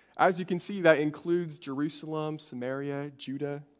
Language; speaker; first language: English; native; English